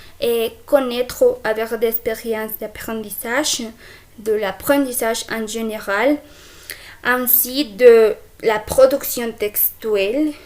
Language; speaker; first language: French; non-native, fluent; Spanish